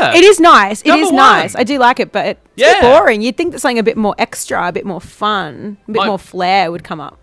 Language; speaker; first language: English; native; English